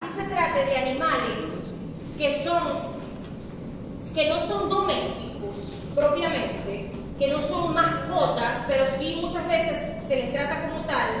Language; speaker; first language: Spanish; native; Spanish